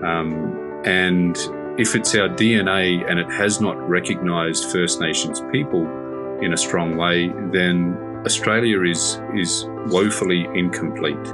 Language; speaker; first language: English; native; English